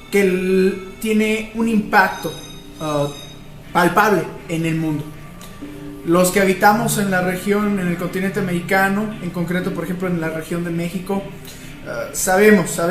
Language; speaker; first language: Spanish; native; Spanish